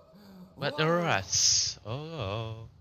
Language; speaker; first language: English; non-native, learner; Indonesian